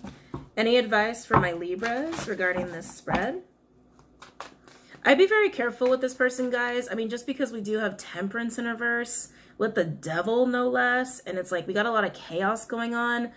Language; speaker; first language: English; native; English